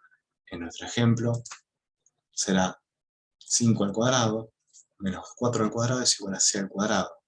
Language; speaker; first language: Spanish; native; Spanish